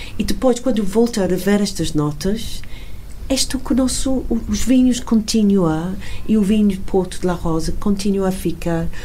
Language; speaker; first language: Portuguese; non-native, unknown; English